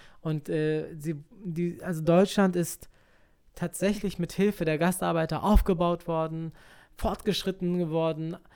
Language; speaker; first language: German; early bilingual, other home language; Turkish